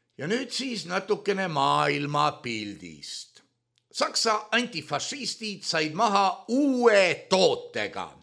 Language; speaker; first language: Estonian; native; Estonian